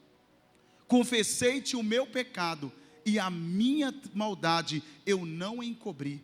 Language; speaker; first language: Portuguese; native; Portuguese